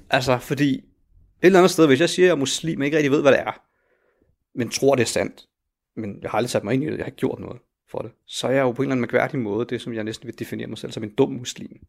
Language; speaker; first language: Danish; early bilingual, other home language; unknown